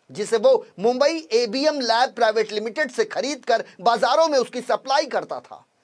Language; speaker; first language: Hindi; native; Hindi